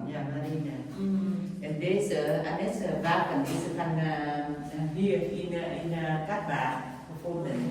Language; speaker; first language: Dutch; non-native, learner; Vietnamese